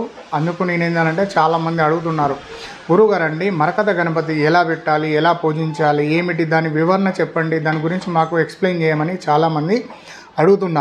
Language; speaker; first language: Telugu; native; Telugu